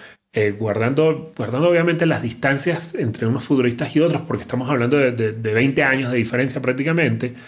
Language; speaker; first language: Spanish; native; Spanish